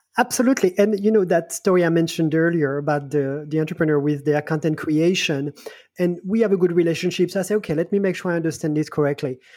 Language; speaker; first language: English; non-native, fluent; French